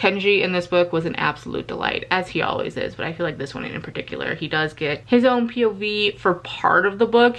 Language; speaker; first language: English; native; English